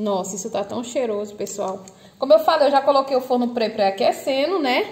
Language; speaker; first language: Portuguese; native; Portuguese